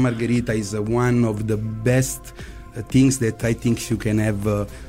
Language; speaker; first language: English; non-native, fluent; Italian